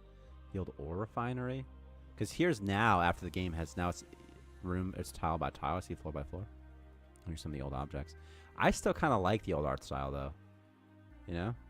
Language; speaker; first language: English; native; English